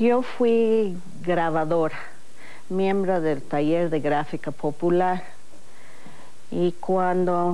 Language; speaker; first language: Spanish; non-native, fluent; English